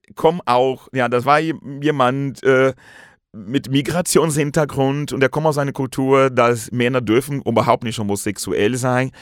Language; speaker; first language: German; non-native, fluent; Portuguese